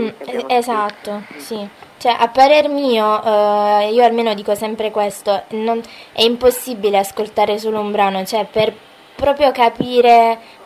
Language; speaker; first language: Italian; native; Italian